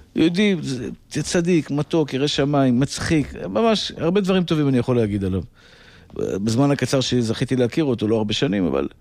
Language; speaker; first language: Hebrew; native; Hebrew